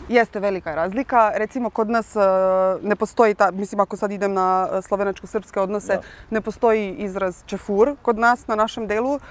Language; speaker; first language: Serbian; early bilingual, heritage; Slovenian